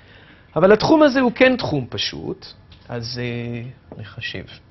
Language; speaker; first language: Hebrew; native; Hebrew